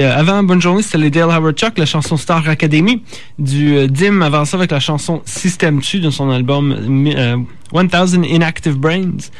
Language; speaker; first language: French; native; French